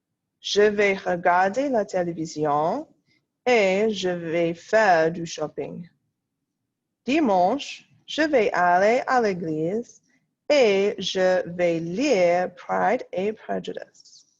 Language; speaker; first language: French; non-native, fluent; English